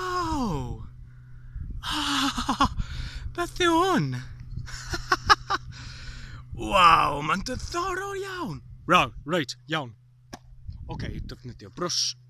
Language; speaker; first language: Welsh; non-native, learner; English